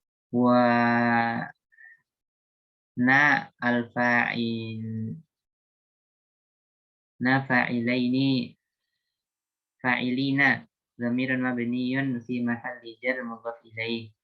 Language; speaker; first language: Arabic; non-native, learner; Indonesian